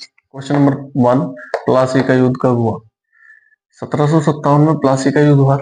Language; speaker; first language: Hindi; native; Hindi